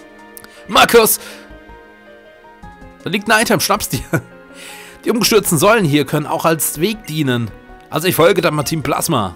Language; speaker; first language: German; native; German